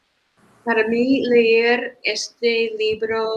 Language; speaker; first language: Spanish; non-native, fluent; English